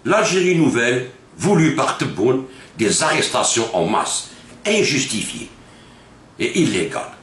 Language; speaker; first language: French; non-native, local second language; Arabic